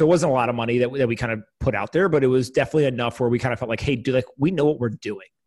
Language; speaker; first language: English; native; English